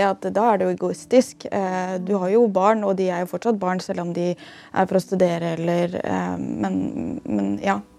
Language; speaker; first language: Norwegian; native; Norwegian